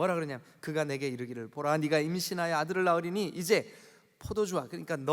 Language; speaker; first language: Korean; native; Korean